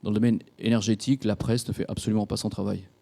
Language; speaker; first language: French; native; French